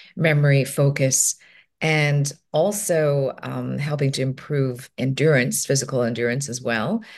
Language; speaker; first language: English; non-native, local second language; Cantonese